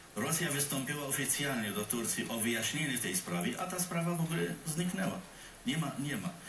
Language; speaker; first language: Polish; non-native, fluent; Arabic